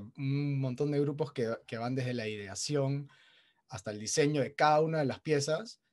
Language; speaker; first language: Spanish; native; Spanish